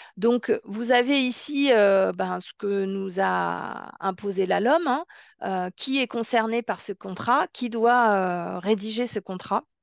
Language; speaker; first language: French; native; French